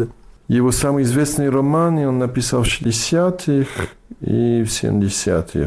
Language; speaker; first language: Russian; non-native, fluent; English